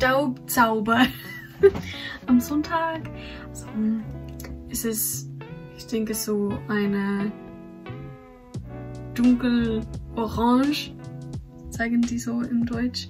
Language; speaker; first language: German; non-native, fluent; English